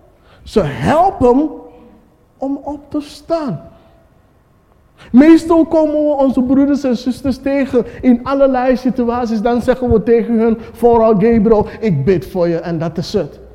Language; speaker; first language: Dutch; non-native, fluent; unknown